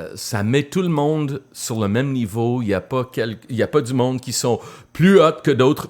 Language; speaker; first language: French; non-native, local second language; English